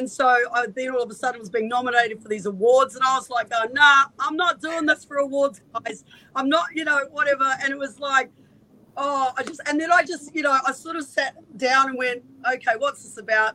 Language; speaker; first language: English; native; English